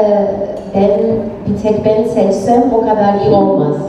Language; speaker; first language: Turkish; non-native, fluent; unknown